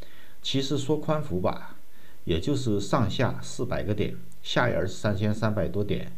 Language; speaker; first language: Chinese; native; Chinese